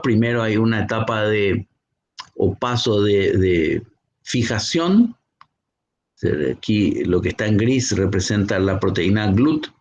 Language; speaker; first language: Spanish; native; Spanish